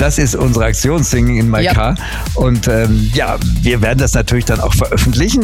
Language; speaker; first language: German; native; German